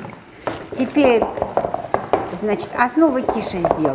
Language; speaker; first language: Russian; native; Russian